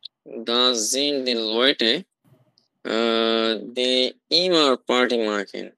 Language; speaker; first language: German; non-native, learner; Bangla